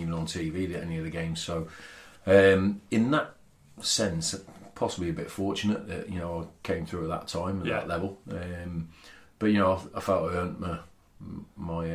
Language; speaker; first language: English; native; English